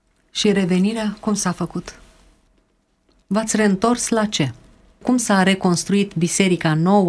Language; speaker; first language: Romanian; native; Romanian